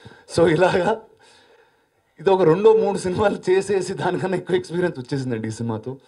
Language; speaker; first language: Telugu; native; Telugu